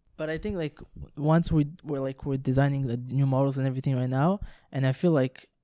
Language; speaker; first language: English; non-native, fluent; French